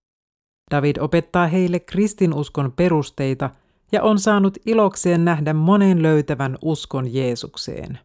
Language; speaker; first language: Finnish; native; Finnish